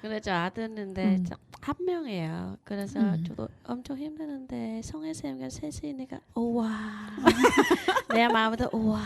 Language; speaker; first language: Korean; non-native, learner; Vietnamese